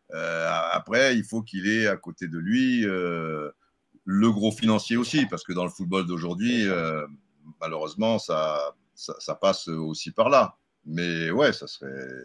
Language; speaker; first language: French; native; French